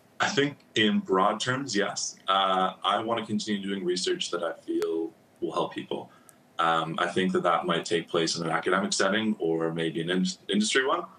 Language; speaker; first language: English; native; English